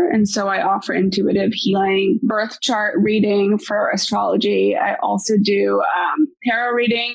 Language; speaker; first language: English; non-native, local second language; Hiligaynon